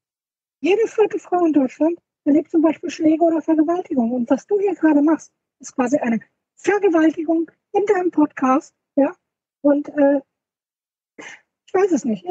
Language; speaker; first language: German; native; German